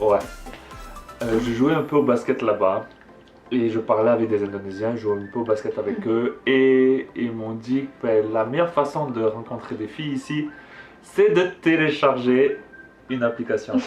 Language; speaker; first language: French; native; French